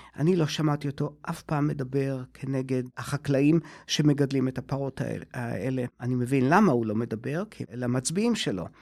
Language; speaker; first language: Hebrew; native; Hebrew